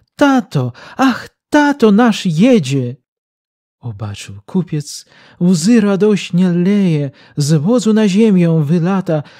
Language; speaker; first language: Polish; early bilingual, heritage; Polish